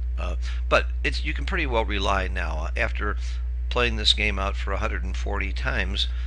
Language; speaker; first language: English; native; English